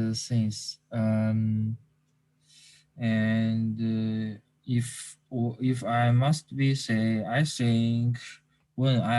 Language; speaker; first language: English; non-native, learner; Chinese